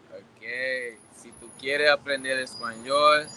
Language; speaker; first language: Spanish; non-native, learner; English